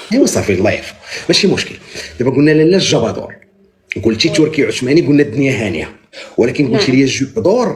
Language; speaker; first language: Arabic; native; Arabic